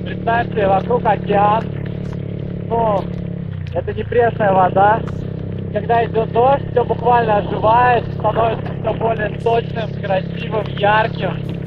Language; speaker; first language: Russian; native; Russian